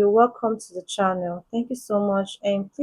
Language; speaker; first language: English; native; English